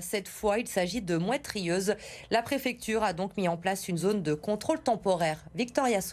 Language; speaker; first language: French; native; French